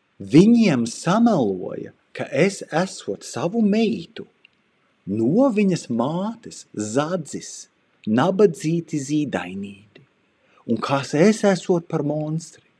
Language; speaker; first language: Latvian; early bilingual, heritage; Latvian